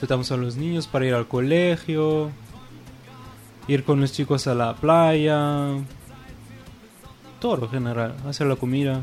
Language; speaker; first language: Spanish; non-native, fluent; German